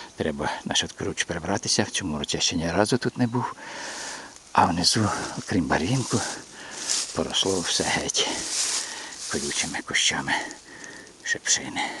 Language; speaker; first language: Ukrainian; native; Ukrainian